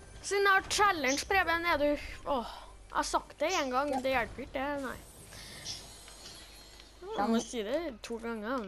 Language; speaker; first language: Norwegian; native; Norwegian